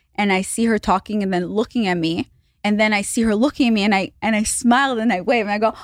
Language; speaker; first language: English; non-native, fluent; Hebrew